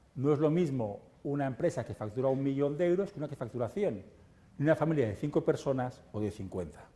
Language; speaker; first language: Spanish; native; Spanish